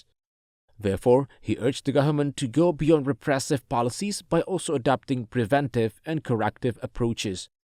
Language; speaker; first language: English; non-native, fluent; Indonesian